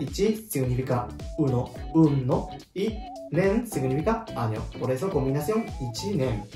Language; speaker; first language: Spanish; non-native, learner; Japanese